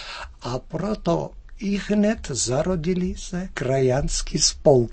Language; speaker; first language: Czech; early bilingual, heritage; Czech